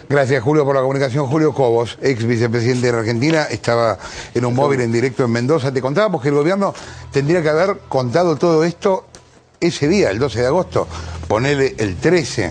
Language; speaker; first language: Spanish; native; Spanish